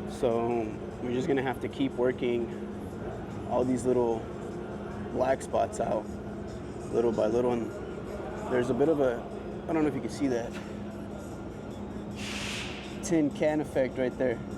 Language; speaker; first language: English; native; English